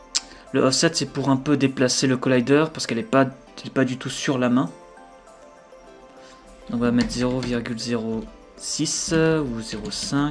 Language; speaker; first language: French; native; French